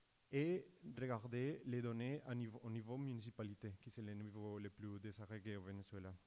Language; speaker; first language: French; non-native, fluent; Spanish